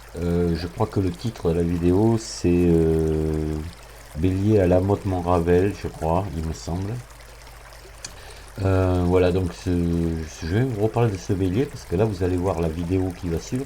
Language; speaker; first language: French; native; French